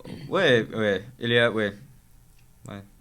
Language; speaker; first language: French; non-native, local second language; English